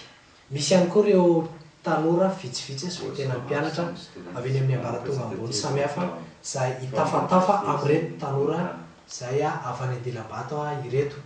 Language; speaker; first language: Malagasy; native; Malagasy